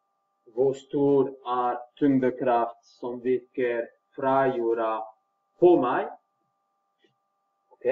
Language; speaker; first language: Norwegian; non-native, fluent; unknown